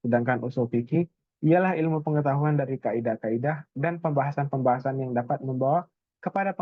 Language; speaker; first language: Indonesian; native; Indonesian